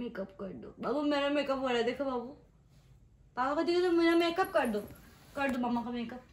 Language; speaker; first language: Hindi; native; Hindi